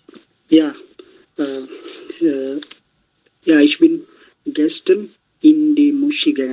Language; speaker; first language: German; non-native, learner; Bangla